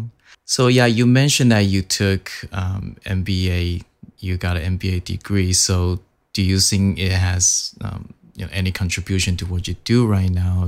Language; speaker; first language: English; non-native, fluent; Chinese